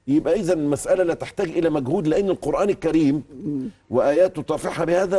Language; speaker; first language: Arabic; native; Arabic